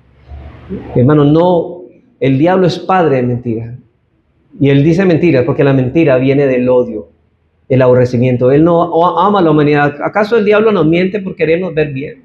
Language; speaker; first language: Spanish; native; Spanish